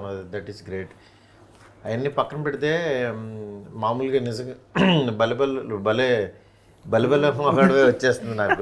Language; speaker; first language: Telugu; native; Telugu